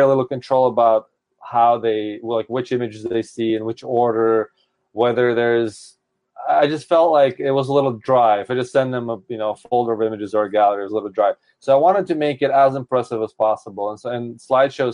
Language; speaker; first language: English; native; English